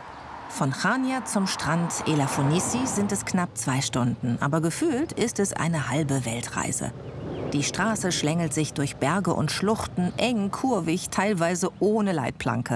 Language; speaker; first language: German; native; German